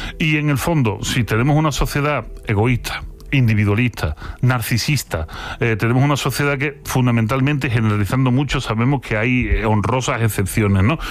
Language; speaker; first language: Spanish; native; Spanish